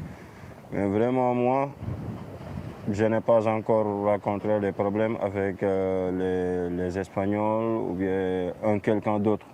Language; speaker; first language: French; non-native, fluent; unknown